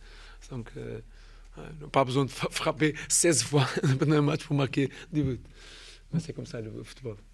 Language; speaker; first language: French; non-native, fluent; Portuguese